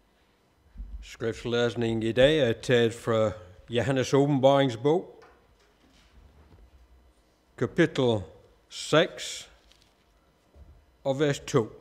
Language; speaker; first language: Danish; non-native, fluent; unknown